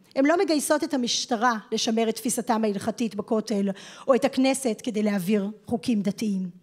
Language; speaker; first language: Hebrew; native; Hebrew